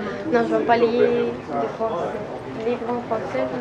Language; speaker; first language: French; non-native, learner; Spanish